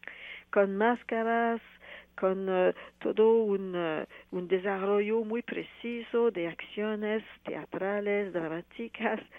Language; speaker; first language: Spanish; non-native, fluent; French